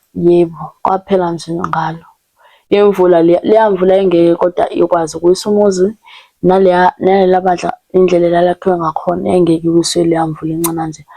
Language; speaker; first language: Zulu; native; Zulu